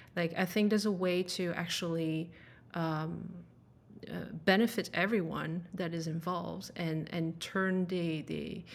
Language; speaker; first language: English; non-native, fluent; French